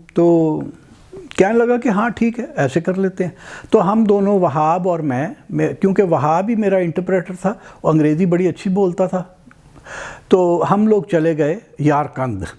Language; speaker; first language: Urdu; native; Urdu